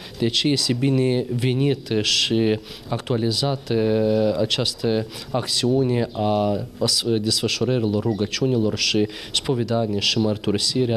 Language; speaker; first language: Romanian; native; Romanian